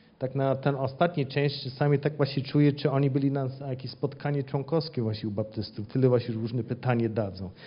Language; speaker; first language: Polish; non-native, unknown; English